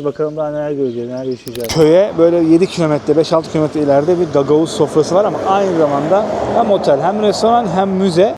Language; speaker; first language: Turkish; native; Turkish